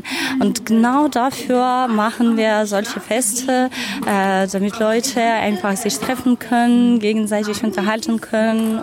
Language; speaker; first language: German; non-native, fluent; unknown